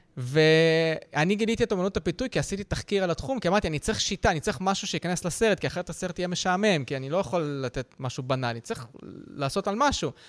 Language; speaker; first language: Hebrew; early bilingual, other home language; Russian